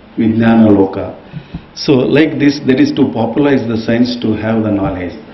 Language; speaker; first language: English; non-native, local second language; Kannada